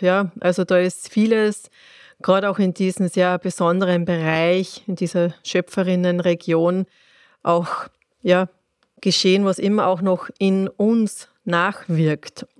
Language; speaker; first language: German; native; German